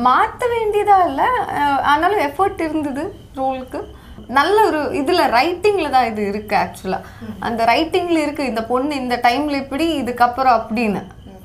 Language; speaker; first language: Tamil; non-native, local second language; Malayalam